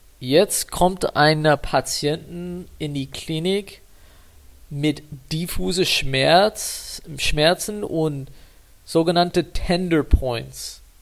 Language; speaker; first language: German; non-native, fluent; English